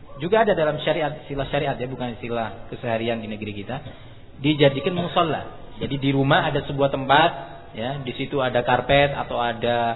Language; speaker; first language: Indonesian; non-native, local second language; Madurese